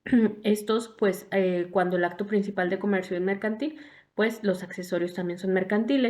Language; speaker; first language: Spanish; native; Spanish